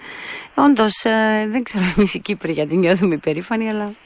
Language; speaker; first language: Greek; native; Greek